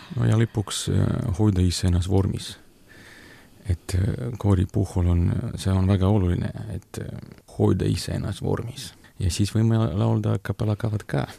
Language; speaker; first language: Estonian; non-native, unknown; Ukrainian